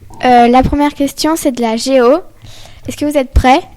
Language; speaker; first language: French; native; French